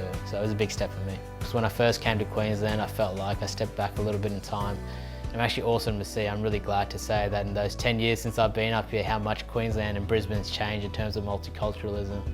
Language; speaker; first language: English; early bilingual, other home language; Urdu